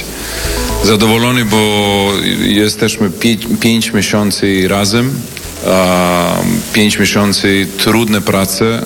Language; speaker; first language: Polish; non-native, learner; Serbian